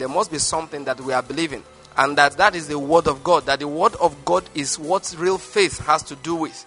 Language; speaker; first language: English; non-native, local second language; Igbo